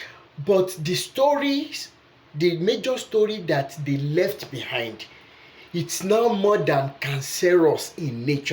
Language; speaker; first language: English; non-native, local second language; Yoruba